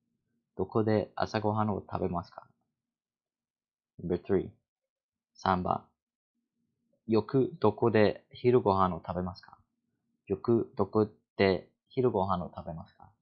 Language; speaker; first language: Japanese; non-native, learner; English